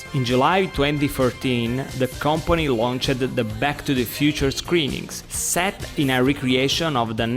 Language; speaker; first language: English; non-native, fluent; Italian